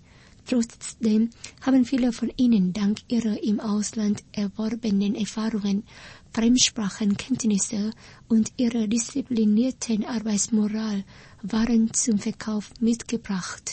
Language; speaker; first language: German; non-native, fluent; Vietnamese